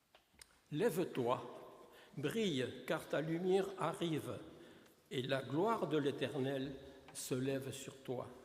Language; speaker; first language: French; native; French